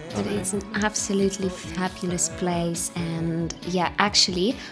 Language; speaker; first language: English; non-native, fluent; Russian